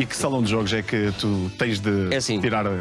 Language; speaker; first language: Portuguese; native; Portuguese